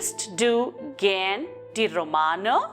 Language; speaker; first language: German; non-native, fluent; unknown